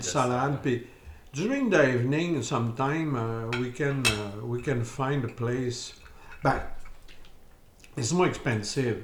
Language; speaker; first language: English; non-native, learner; French